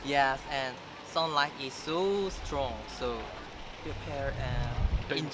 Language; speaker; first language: English; non-native, learner; Korean